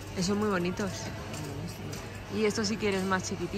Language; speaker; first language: Spanish; native; Spanish